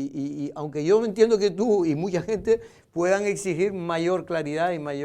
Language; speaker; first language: Spanish; native; Spanish